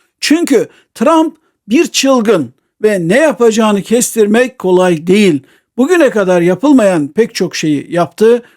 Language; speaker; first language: Turkish; native; Turkish